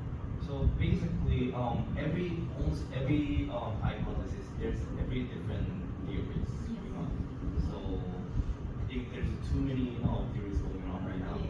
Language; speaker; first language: English; non-native, fluent; Korean